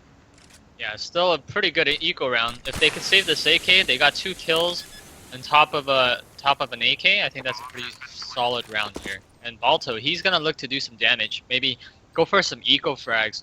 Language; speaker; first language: English; native; English